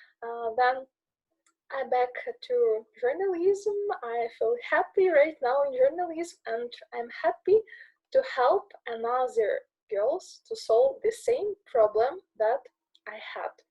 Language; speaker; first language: English; non-native, learner; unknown